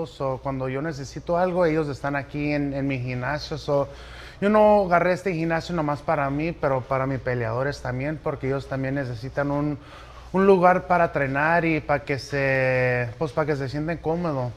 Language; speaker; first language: Spanish; early bilingual, heritage; Spanish